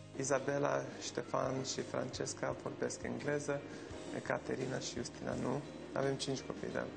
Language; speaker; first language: Romanian; early bilingual, heritage; Romanian